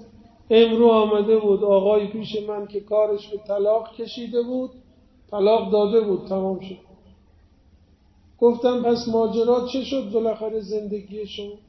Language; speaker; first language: Persian; native; Persian